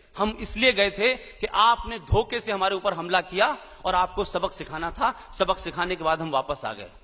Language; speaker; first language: Hindi; native; Hindi